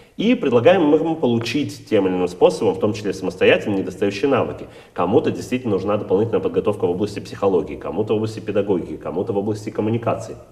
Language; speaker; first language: Russian; native; Russian